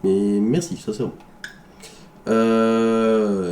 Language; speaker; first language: French; native; French